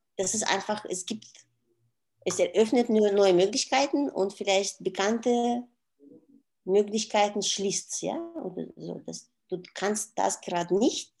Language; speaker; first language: German; non-native, fluent; Russian